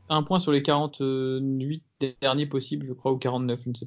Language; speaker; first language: French; native; French